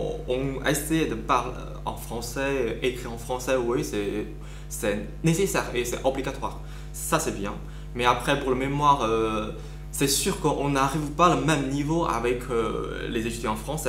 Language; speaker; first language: French; non-native, fluent; Chinese